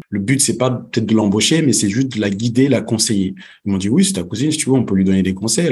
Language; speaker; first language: French; early bilingual, other home language; Fula